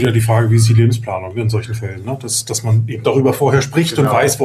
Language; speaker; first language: German; native; German